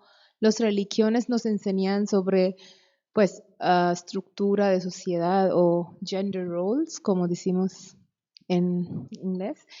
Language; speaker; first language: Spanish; non-native, fluent; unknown